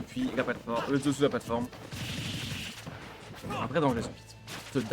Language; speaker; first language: French; native; French